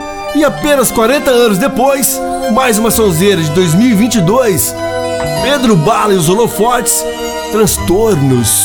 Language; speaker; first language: Portuguese; native; Portuguese